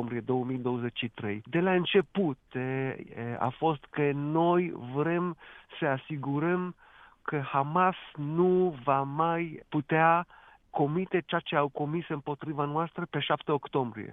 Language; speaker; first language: Romanian; non-native, fluent; Hebrew